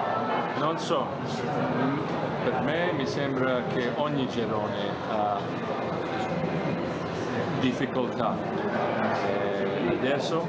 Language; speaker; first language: Italian; non-native, fluent; English